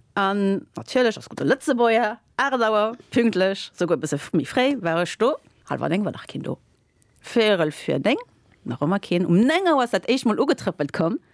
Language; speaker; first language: Luxembourgish; early bilingual, other home language; Spanish